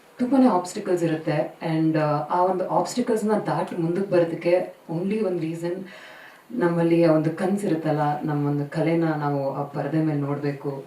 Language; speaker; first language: Kannada; native; Kannada